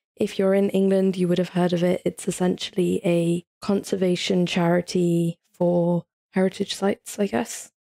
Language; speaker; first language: English; early bilingual, other home language; Hindi